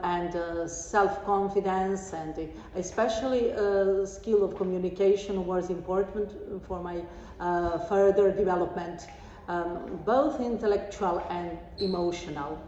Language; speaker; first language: English; non-native, fluent; Serbian